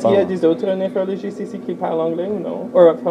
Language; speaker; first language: French; early bilingual, other home language; English